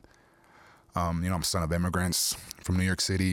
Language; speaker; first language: English; early bilingual, other home language; Spanish